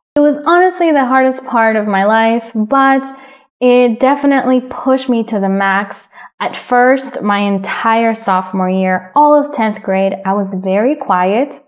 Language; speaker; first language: English; early bilingual, other home language; Spanish